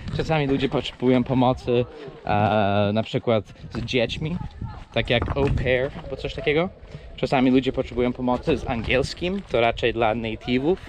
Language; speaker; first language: Polish; non-native, fluent; English